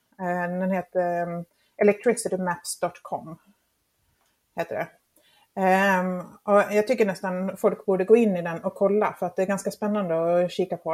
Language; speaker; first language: Swedish; non-native, fluent; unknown